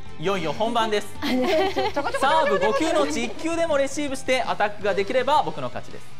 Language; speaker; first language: Japanese; native; Japanese